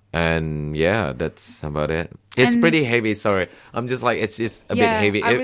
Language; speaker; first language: English; non-native, local second language; Malay